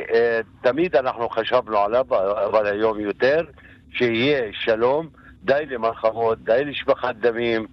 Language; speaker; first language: Hebrew; non-native, local second language; Arabic